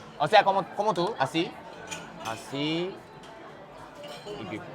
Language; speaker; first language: Spanish; non-native, learner; Japanese